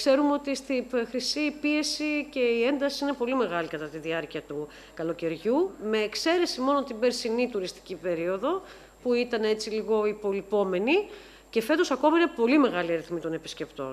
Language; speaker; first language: Greek; native; Greek